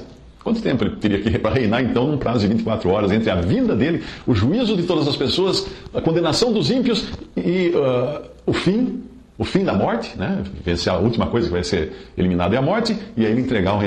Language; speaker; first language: Portuguese; native; Portuguese